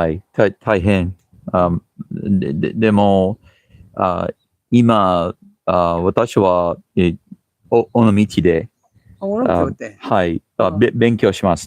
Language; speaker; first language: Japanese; non-native, learner; English